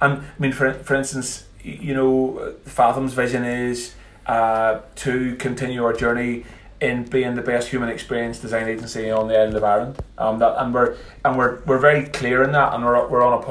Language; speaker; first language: English; native; English